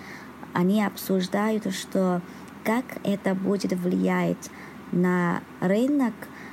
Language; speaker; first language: Russian; non-native, learner; Chinese